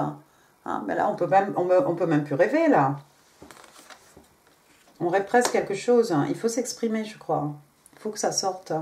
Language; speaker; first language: French; native; French